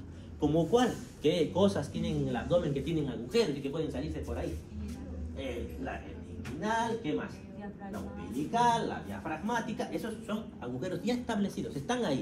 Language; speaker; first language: Spanish; native; Spanish